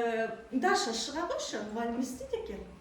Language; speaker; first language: Kazakh; native; Kazakh